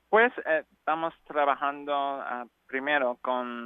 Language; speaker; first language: Spanish; non-native, learner; English